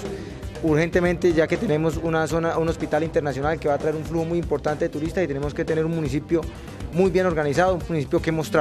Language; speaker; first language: Spanish; native; Spanish